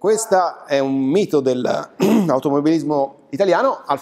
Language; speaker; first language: Italian; native; Italian